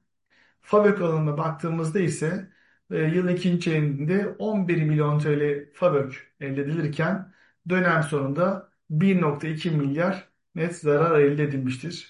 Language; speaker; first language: Turkish; native; Turkish